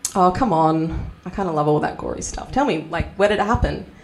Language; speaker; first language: English; native; English